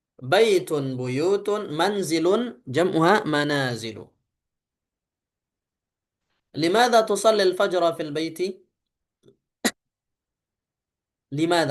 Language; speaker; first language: Arabic; non-native, fluent; Indonesian